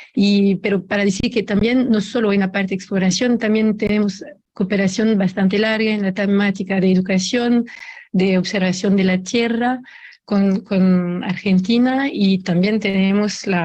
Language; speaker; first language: Spanish; non-native, fluent; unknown